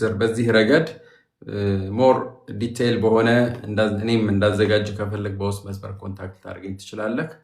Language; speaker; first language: Amharic; native; Amharic